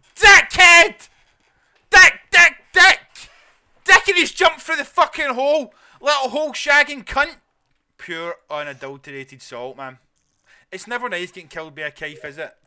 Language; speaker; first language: English; native; English